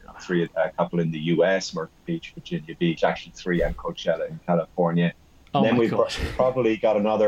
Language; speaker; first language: English; native; English